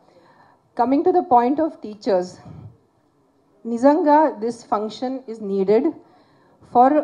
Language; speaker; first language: Telugu; non-native, local second language; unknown